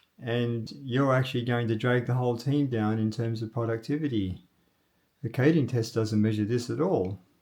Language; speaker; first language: English; native; English